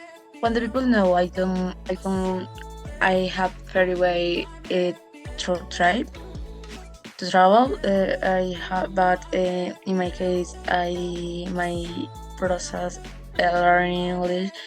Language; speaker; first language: English; non-native, learner; Spanish